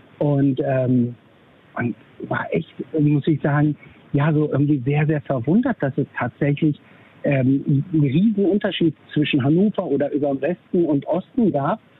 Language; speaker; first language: German; early bilingual, other home language; Turkish